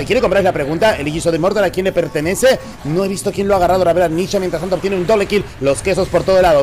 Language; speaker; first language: Spanish; native; Spanish